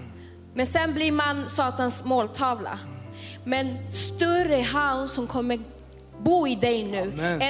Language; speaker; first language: Swedish; early bilingual, other home language; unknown